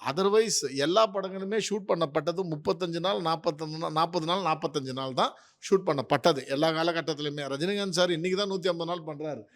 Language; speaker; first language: Tamil; native; Tamil